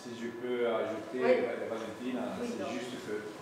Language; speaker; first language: French; non-native, local second language; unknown